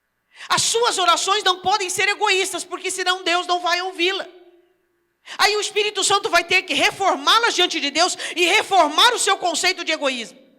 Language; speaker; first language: Portuguese; native; Portuguese